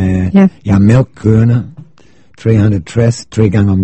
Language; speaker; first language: Danish; non-native, fluent; English